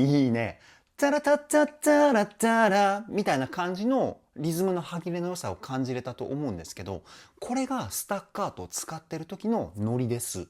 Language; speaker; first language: Japanese; native; Japanese